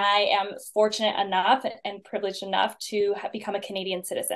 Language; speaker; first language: English; native; English